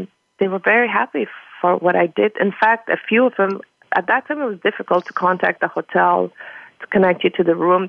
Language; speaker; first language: English; non-native, fluent; Persian